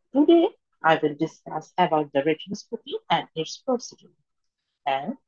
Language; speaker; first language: English; non-native, local second language; Bangla